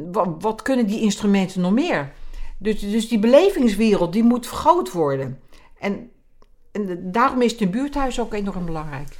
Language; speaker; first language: Dutch; native; Dutch